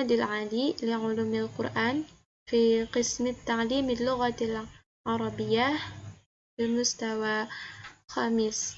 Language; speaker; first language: Arabic; non-native, learner; Indonesian